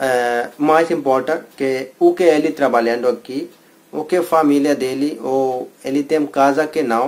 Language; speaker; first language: Portuguese; non-native, learner; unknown